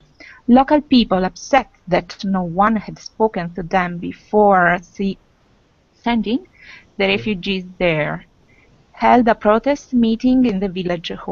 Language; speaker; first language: English; non-native, fluent; Italian